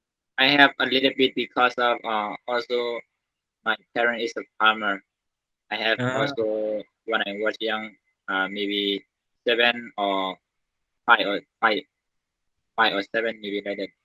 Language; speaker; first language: English; non-native, learner; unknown